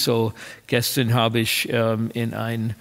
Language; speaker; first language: German; non-native, fluent; English